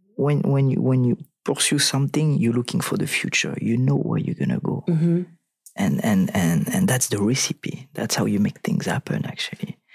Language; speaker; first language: English; non-native, fluent; French